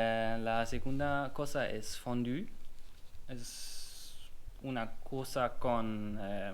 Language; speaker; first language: Spanish; non-native, learner; German